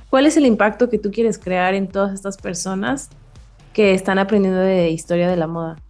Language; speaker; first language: Spanish; native; Spanish